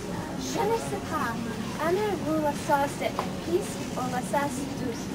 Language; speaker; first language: French; non-native, learner; English